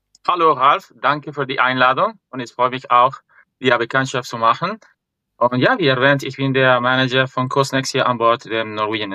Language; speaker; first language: German; non-native, fluent; Spanish